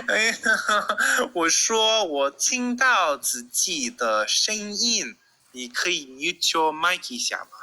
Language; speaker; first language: Chinese; non-native, learner; English